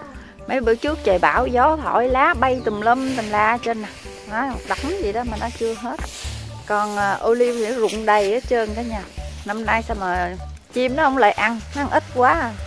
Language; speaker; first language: Vietnamese; native; Vietnamese